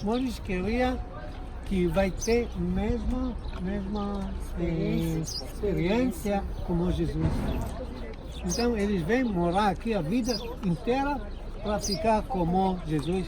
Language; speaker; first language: Portuguese; non-native, learner; Hebrew